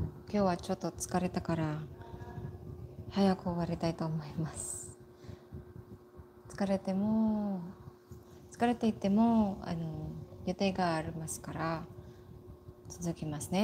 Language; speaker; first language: Japanese; non-native, fluent; Filipino